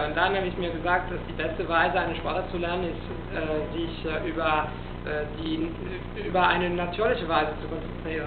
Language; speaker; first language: German; non-native, fluent; Italian